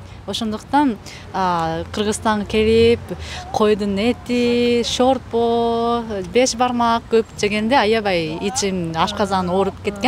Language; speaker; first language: Kyrgyz; non-native, fluent; Japanese